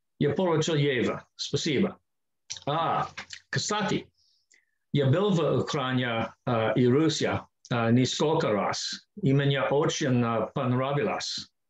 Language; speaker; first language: Russian; non-native, learner; English